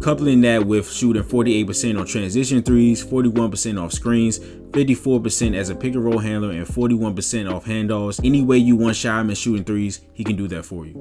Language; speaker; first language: English; native; English